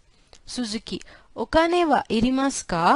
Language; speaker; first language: Japanese; non-native, fluent; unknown